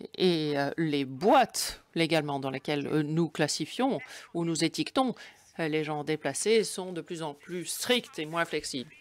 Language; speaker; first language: French; non-native, fluent; German